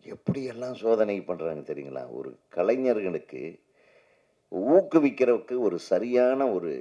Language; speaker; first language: Tamil; native; Tamil